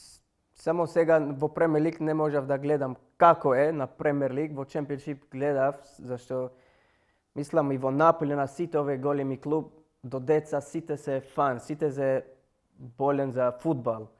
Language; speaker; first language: Macedonian; non-native, learner; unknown